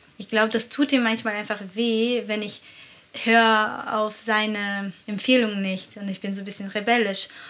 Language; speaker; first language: German; non-native, fluent; Latvian